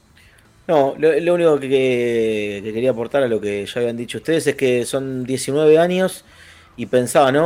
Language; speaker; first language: Spanish; native; Spanish